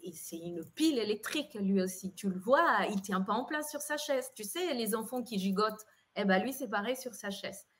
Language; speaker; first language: French; non-native, fluent; Spanish